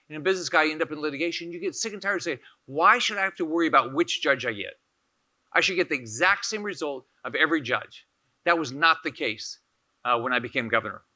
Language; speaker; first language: English; native; English